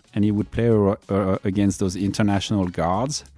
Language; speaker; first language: English; non-native, fluent; French